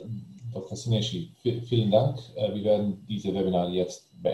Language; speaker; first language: German; non-native, learner; Bosnian